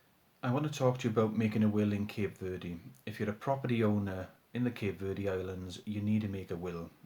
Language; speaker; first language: English; native; English